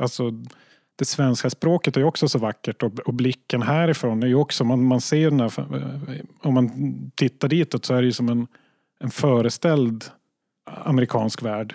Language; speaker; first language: Swedish; native; Swedish